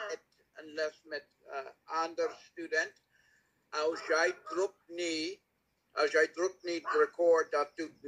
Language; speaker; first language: Dutch; non-native, learner; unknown